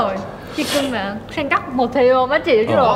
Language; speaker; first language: Korean; non-native, learner; Vietnamese